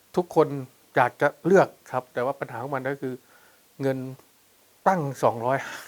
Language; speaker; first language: Thai; native; Thai